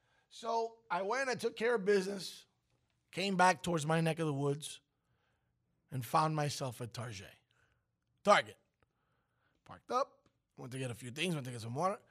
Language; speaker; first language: English; early bilingual, other home language; Spanish